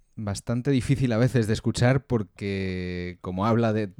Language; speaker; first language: Spanish; native; Spanish